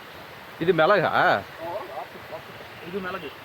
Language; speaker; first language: Tamil; native; Tamil